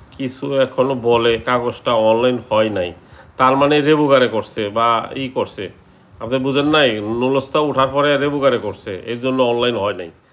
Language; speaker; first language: Bangla; native; Bangla